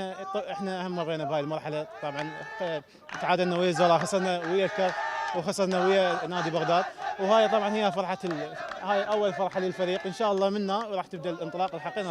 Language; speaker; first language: Arabic; native; Arabic